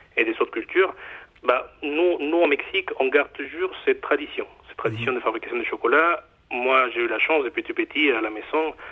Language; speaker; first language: French; non-native, fluent; Spanish